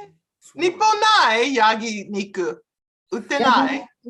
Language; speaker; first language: Japanese; non-native, learner; English